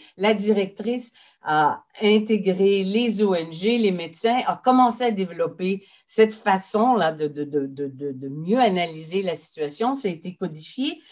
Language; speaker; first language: French; native; French